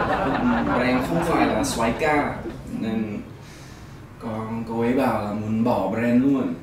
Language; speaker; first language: Vietnamese; non-native, fluent; English